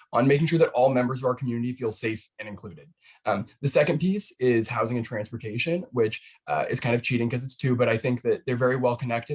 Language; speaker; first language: English; native; English